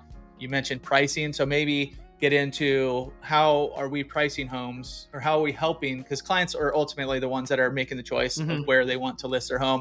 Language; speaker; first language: English; native; English